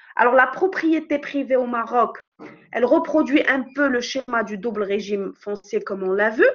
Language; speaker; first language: French; non-native, local second language; Arabic